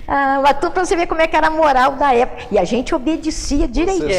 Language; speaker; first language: Portuguese; native; Portuguese